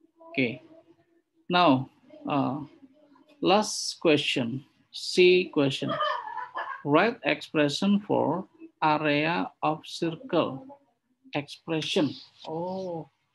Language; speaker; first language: English; non-native, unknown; Indonesian